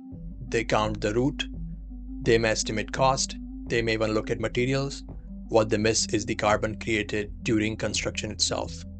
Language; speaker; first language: English; non-native, fluent; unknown